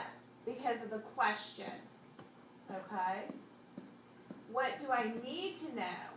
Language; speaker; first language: English; native; English